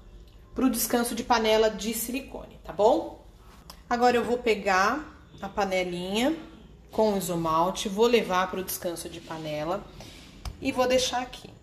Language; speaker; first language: Portuguese; native; Portuguese